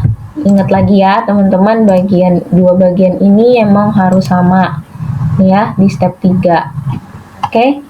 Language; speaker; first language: Indonesian; native; Indonesian